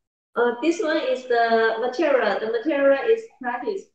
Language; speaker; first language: English; non-native, learner; Chinese